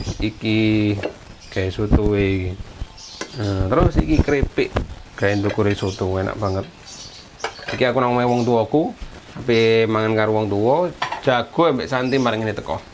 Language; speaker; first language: Javanese; non-native, local second language; English